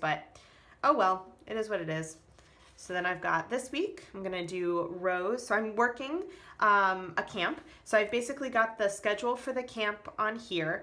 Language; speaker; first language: English; native; English